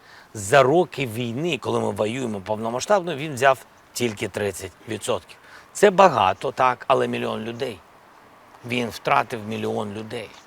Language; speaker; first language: Ukrainian; non-native, local second language; Russian